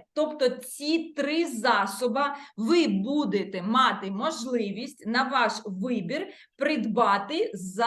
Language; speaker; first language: Ukrainian; non-native, local second language; Russian